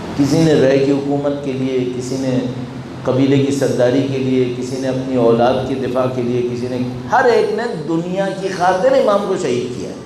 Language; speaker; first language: Urdu; early bilingual, heritage; Urdu